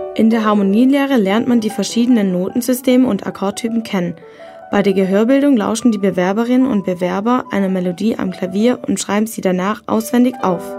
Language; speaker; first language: German; native; German